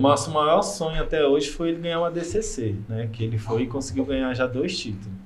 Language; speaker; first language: Portuguese; native; Portuguese